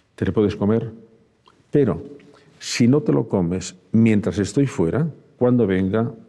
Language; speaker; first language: Spanish; native; Spanish